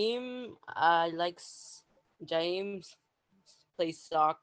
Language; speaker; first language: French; non-native, learner; English